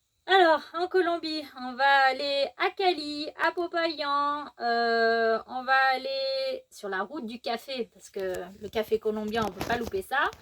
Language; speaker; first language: French; native; French